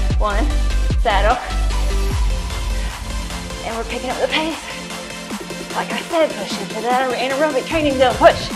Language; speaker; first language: English; native; English